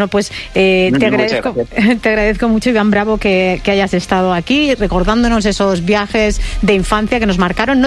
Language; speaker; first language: Spanish; native; Spanish